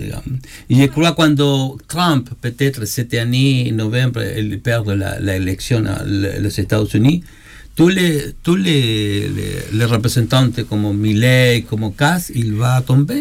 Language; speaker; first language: French; non-native, learner; Spanish